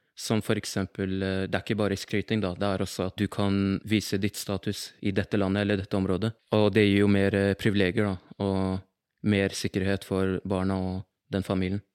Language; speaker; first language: Norwegian; early bilingual, other home language; Arabic